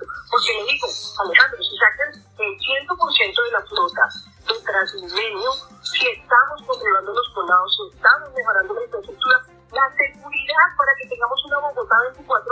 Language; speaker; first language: Spanish; native; Spanish